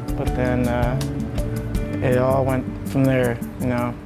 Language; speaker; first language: English; non-native, fluent; Samoan